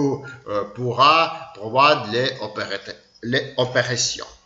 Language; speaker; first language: French; non-native, learner; Ukrainian